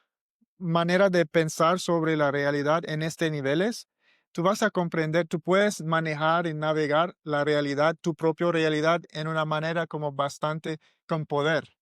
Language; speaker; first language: Spanish; non-native, learner; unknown